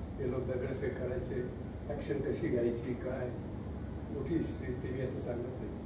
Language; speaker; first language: Marathi; non-native, local second language; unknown